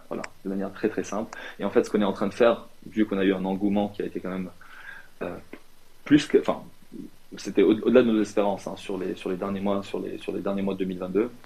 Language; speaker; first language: French; non-native, local second language; Arabic